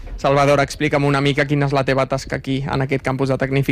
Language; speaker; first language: Catalan; native; Catalan